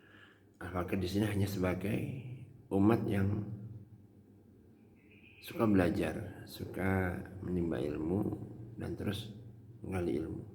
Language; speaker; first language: Indonesian; native; Indonesian